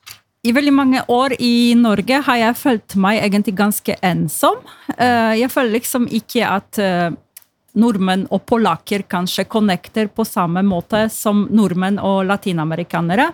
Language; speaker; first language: Norwegian; non-native, fluent; Polish